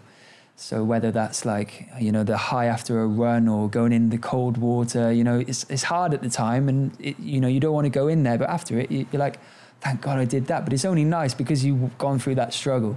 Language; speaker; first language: English; native; English